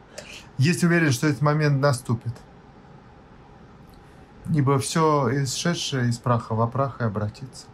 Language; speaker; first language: Russian; native; Russian